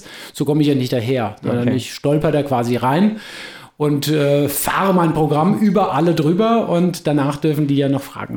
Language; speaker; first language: German; native; German